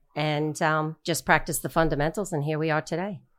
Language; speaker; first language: English; native; English